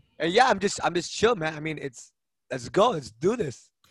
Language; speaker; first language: English; early bilingual, other home language; Indonesian